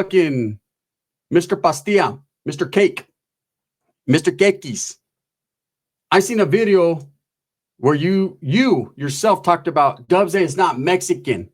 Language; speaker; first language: English; native; English